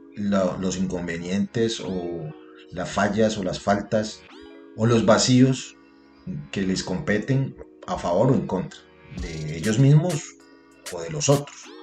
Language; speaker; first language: Spanish; native; Spanish